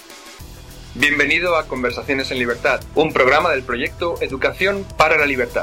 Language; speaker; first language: Spanish; native; Spanish